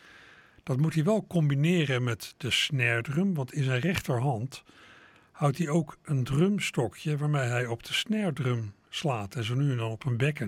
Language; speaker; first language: Dutch; native; Dutch